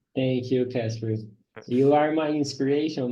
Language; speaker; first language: English; non-native, learner; Portuguese